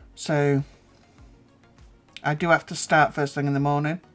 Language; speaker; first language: English; native; English